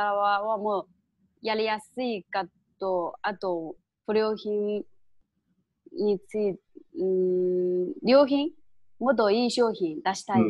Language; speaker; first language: Japanese; non-native, fluent; Chinese